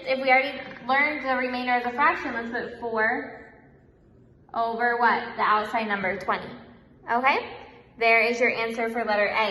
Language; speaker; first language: English; native; English